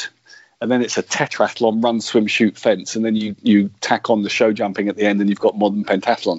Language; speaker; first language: English; native; English